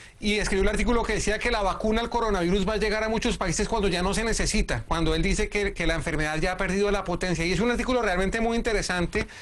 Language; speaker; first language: Spanish; native; Spanish